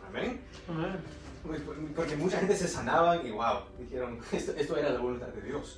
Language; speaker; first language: Spanish; early bilingual, heritage; Spanish